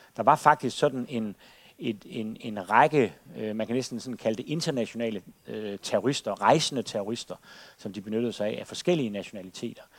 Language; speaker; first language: Danish; native; Danish